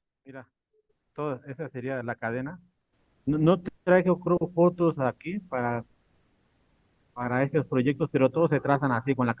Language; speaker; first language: Spanish; native; Spanish